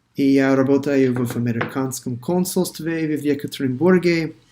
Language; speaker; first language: Russian; non-native, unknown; English